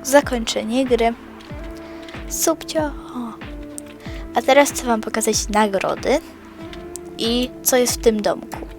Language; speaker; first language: Polish; native; Polish